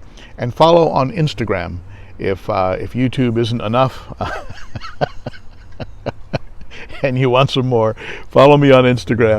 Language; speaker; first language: English; native; English